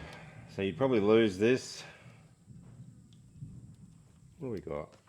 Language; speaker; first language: English; native; English